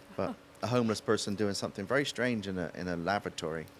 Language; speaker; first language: English; native; English